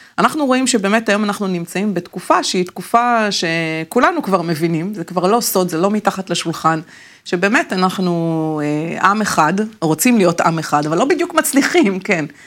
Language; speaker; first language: Hebrew; native; Hebrew